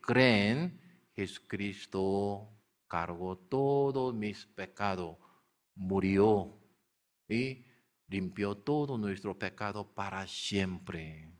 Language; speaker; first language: Spanish; non-native, learner; Korean